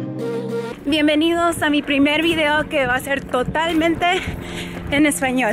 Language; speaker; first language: Spanish; early bilingual, heritage; Spanish